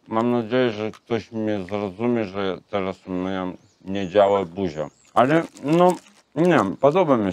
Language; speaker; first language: Polish; non-native, learner; Russian